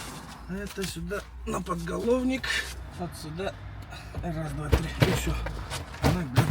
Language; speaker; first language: Russian; native; Russian